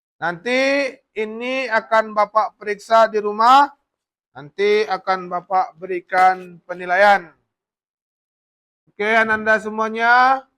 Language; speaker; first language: Indonesian; native; Indonesian